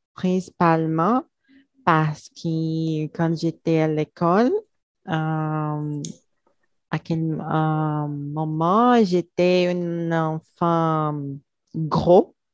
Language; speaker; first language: French; non-native, learner; Portuguese